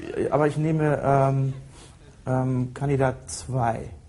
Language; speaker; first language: German; native; German